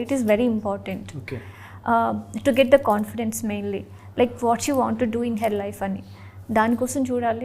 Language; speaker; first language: Telugu; non-native, local second language; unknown